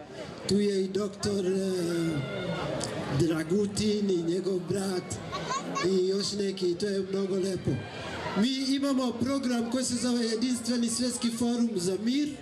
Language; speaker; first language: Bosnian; non-native, fluent; Swahili